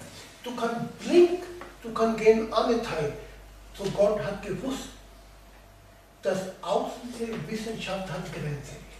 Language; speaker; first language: German; non-native, learner; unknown